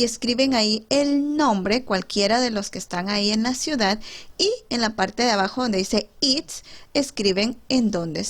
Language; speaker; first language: Spanish; native; Spanish